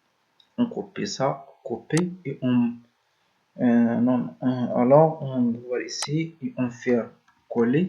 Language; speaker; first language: French; non-native, learner; Arabic